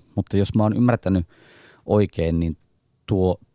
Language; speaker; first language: Finnish; native; Finnish